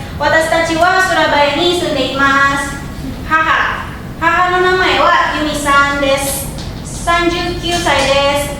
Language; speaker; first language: Japanese; non-native, learner; Indonesian